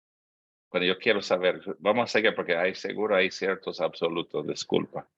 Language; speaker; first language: Spanish; non-native, fluent; English